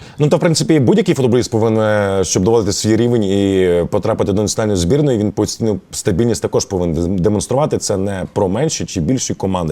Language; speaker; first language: Ukrainian; native; Ukrainian